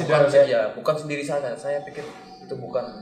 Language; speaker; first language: Indonesian; non-native, learner; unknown